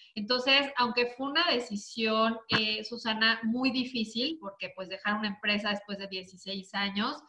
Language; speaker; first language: Spanish; native; Spanish